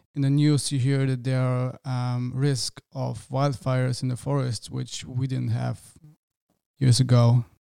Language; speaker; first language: English; non-native, fluent; German